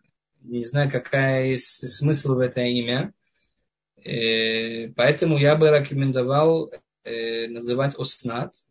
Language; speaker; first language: Russian; non-native, fluent; Hebrew